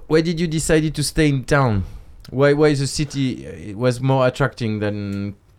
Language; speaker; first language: English; non-native, fluent; French